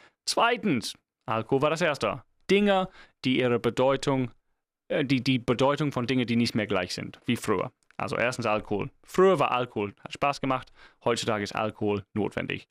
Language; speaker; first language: German; non-native, fluent; English